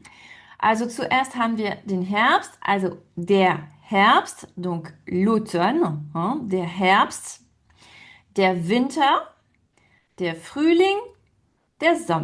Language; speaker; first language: German; non-native, fluent; French